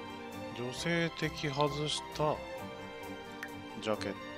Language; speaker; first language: Japanese; native; Japanese